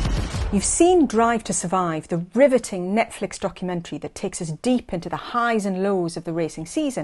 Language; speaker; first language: English; native; English